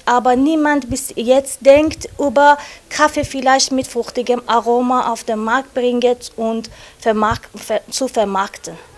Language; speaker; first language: German; non-native, learner; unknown